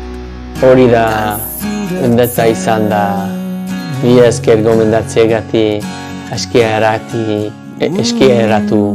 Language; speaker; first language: Basque; non-native, learner; English